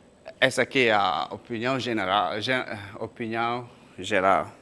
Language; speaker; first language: Portuguese; non-native, fluent; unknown